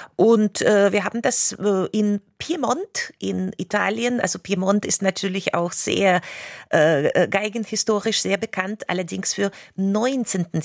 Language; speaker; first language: German; non-native, fluent; Russian